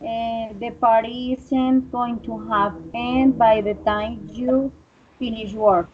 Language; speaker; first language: English; non-native, learner; Spanish